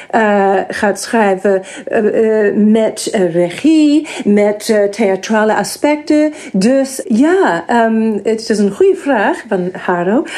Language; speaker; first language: Dutch; non-native, fluent; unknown